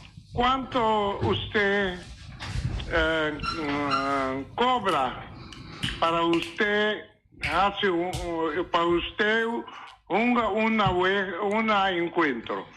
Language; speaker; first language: Spanish; non-native, learner; Papiamento